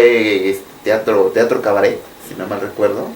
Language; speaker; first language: Spanish; native; Spanish